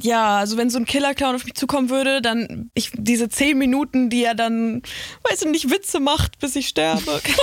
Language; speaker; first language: German; native; German